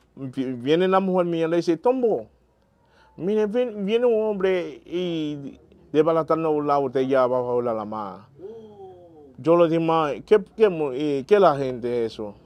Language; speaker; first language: Spanish; non-native, learner; Haitian Creole